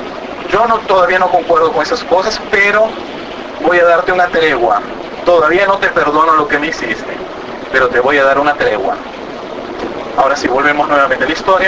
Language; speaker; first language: Spanish; native; Spanish